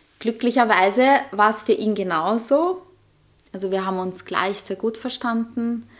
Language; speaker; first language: German; non-native, fluent; Italian